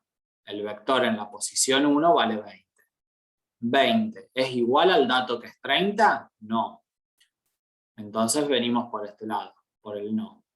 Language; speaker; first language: Spanish; native; Spanish